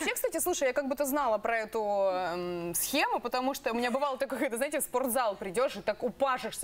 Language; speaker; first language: Russian; native; Russian